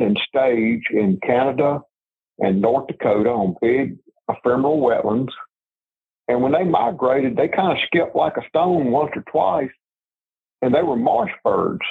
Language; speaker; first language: English; native; English